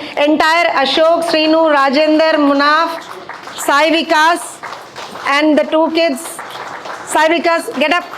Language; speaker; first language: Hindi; non-native, local second language; Telugu